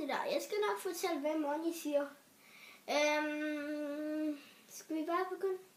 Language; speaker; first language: Danish; early bilingual, other home language; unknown